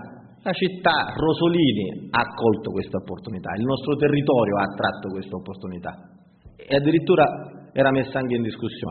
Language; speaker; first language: Italian; native; Italian